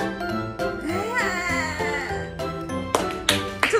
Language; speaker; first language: Japanese; native; Japanese